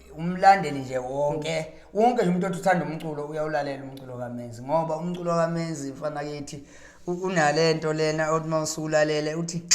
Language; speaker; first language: Zulu; native; Zulu